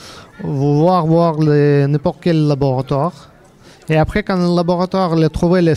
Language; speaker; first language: French; non-native, learner; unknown